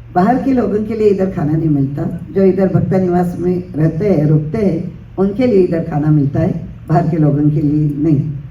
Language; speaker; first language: Hindi; non-native, local second language; Marathi